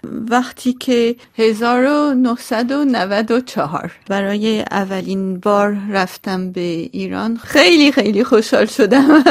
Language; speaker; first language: Persian; non-native, local second language; Armenian